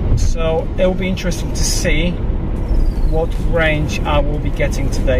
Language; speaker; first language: English; non-native, fluent; Polish